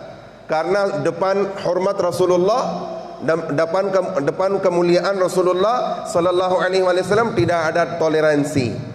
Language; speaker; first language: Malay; non-native, fluent; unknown